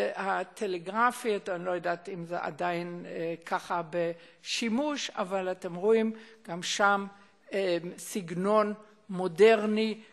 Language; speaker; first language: Hebrew; non-native, fluent; German